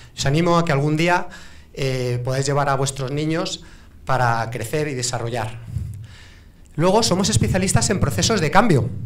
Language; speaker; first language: Spanish; native; Spanish